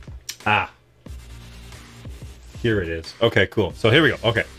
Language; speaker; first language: English; native; English